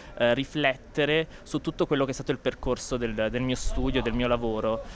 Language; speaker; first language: Italian; native; Italian